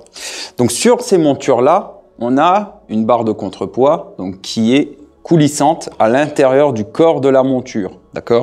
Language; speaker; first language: French; native; French